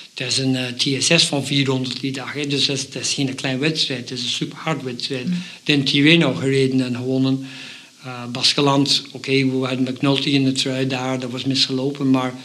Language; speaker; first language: Dutch; non-native, fluent; English